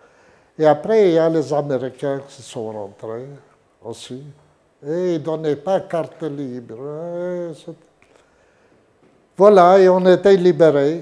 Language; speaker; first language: French; non-native, fluent; Yiddish